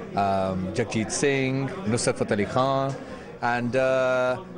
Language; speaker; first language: English; native; English